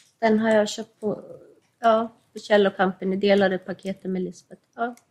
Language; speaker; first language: Swedish; non-native, fluent; English